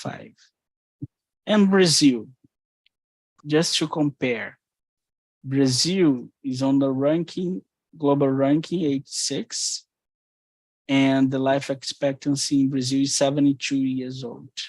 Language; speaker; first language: English; non-native, fluent; Portuguese